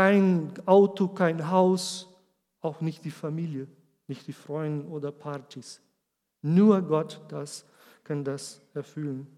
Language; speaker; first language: German; non-native, learner; Portuguese